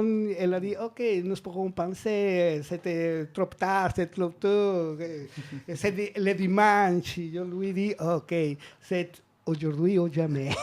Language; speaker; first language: French; non-native, learner; Spanish